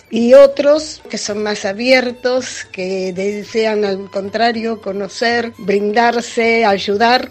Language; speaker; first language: Spanish; native; Spanish